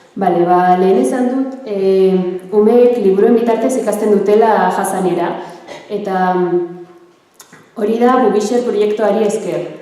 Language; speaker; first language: Basque; early bilingual, other home language; Arabic